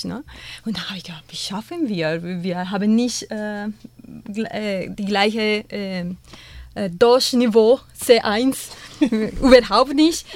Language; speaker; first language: German; non-native, fluent; Spanish